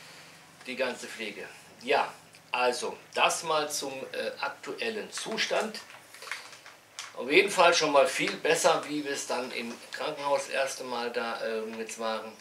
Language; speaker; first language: German; native; German